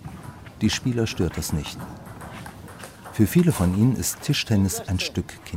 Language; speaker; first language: German; native; German